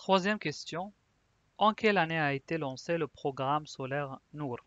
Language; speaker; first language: French; non-native, local second language; Arabic